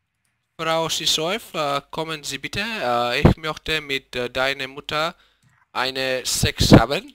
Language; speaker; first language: German; non-native, learner; Bulgarian